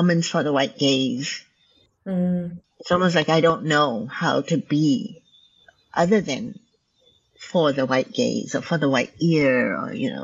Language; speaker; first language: English; non-native, local second language; Min Nan Chinese